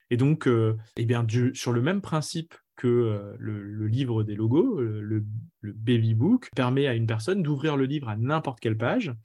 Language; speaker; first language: French; native; French